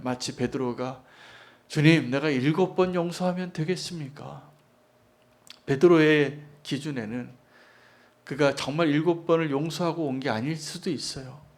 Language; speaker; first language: Korean; native; Korean